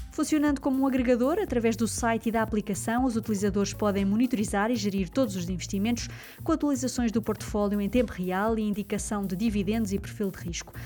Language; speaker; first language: Portuguese; native; Portuguese